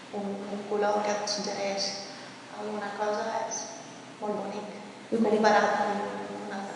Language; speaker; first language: Catalan; early bilingual, heritage; Catalan